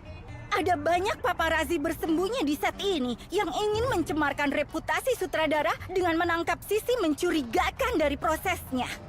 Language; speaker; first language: Indonesian; native; Indonesian